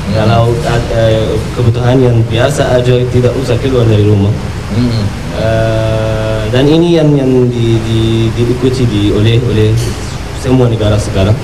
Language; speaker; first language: Indonesian; non-native, fluent; Arabic